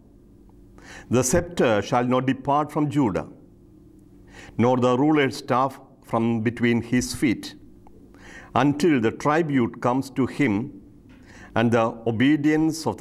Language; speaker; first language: English; non-native, local second language; Malayalam